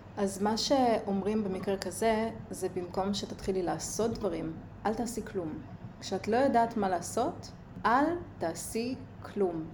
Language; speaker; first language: Hebrew; early bilingual, other home language; Russian